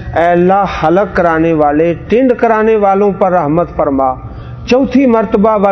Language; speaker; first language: Urdu; non-native, local second language; Punjabi